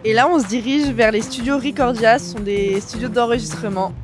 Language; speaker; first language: French; native; French